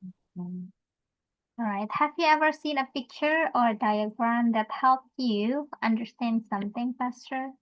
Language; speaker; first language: English; non-native, fluent; Indonesian